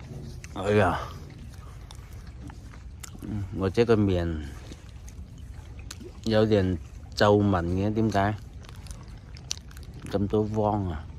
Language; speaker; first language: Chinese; non-native, local second language; Cantonese